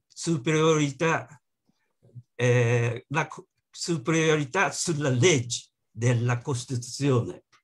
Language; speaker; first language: Italian; non-native, learner; Japanese